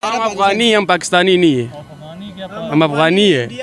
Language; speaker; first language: Hindi; non-native, fluent; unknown